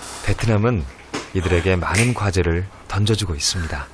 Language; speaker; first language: Korean; native; Korean